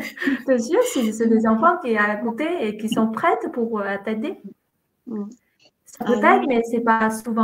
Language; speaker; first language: French; non-native, fluent; Vietnamese